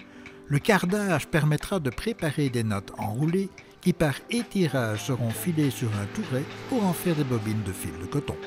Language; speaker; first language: French; native; French